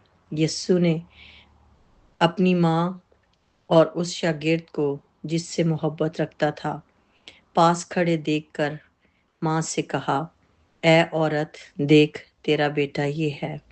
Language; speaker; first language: Urdu; native; Urdu